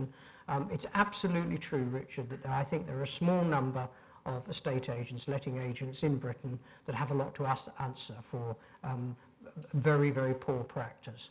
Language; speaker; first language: English; native; English